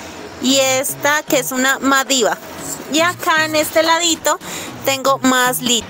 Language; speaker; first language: Spanish; native; Spanish